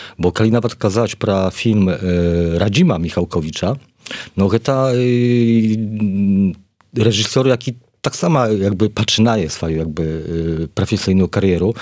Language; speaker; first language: Polish; non-native, learner; Belarusian